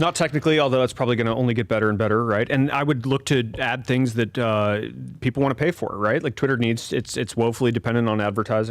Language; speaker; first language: English; native; English